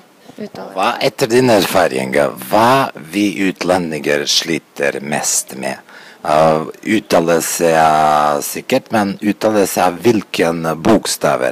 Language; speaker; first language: Norwegian; non-native, fluent; Serbian